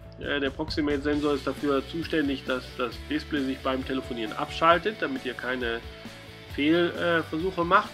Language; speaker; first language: German; native; German